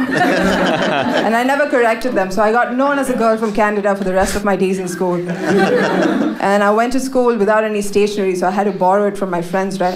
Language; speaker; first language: English; native; English